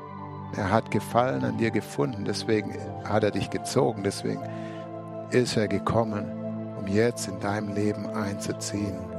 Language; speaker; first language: German; native; German